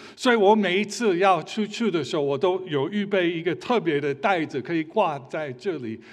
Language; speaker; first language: Chinese; early bilingual, other home language; English